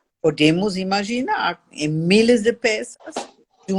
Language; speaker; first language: Portuguese; non-native, learner; German